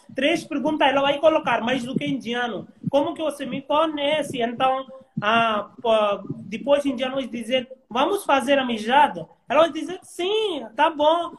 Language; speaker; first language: Portuguese; non-native, learner; Hindi